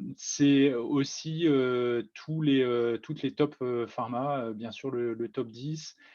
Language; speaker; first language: French; native; French